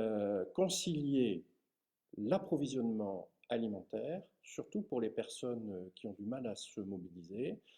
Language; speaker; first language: French; native; French